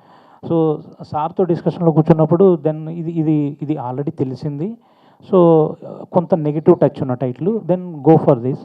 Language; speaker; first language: Telugu; native; Telugu